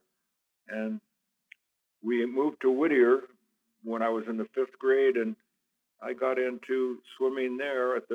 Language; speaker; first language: English; native; English